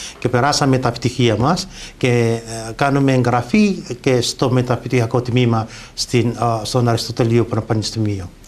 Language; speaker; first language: Greek; non-native, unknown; Indonesian